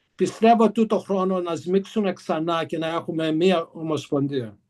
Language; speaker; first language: Greek; early bilingual, heritage; Greek